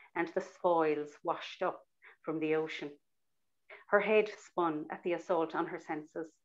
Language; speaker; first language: English; native; English